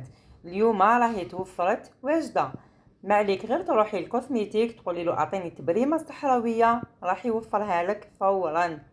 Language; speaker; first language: Arabic; native; Arabic